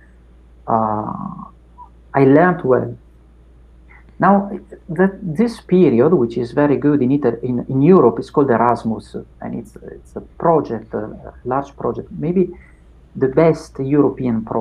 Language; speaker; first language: English; non-native, fluent; Italian